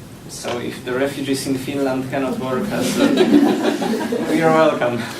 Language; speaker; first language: English; non-native, learner; Polish